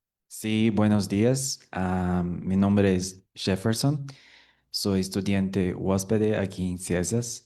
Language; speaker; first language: Spanish; non-native, fluent; Portuguese